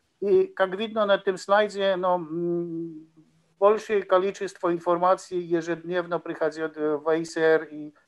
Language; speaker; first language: Russian; non-native, learner; Polish